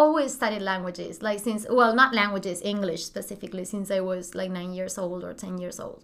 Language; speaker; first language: English; non-native, fluent; Spanish